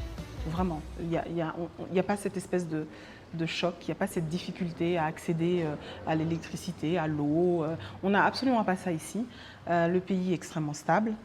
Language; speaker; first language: French; early bilingual, other home language; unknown